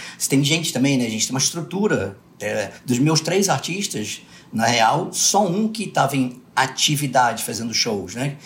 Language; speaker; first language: Portuguese; early bilingual, other home language; English